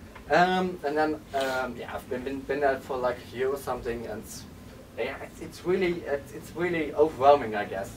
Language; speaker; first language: English; non-native, fluent; Dutch